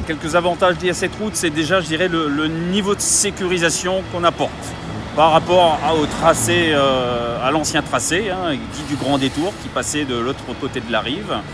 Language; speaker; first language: French; native; French